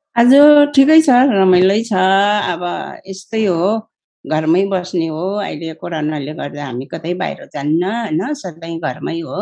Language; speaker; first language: Nepali; non-native, local second language; Gurung